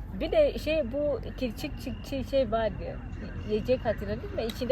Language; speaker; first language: Turkish; non-native, fluent; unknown